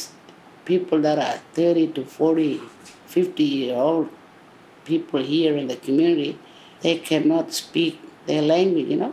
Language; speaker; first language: English; non-native, local second language; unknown